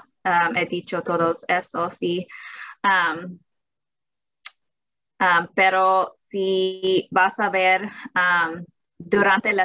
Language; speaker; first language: Spanish; early bilingual, heritage; English